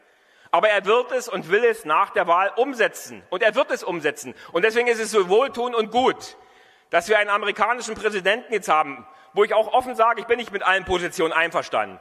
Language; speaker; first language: German; native; German